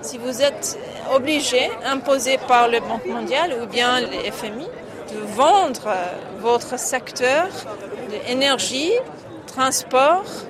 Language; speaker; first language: French; non-native, fluent; English